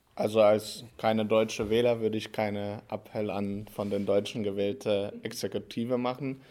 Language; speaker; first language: German; non-native, fluent; Hungarian